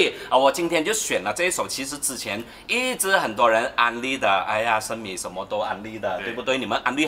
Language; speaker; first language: Chinese; native; Chinese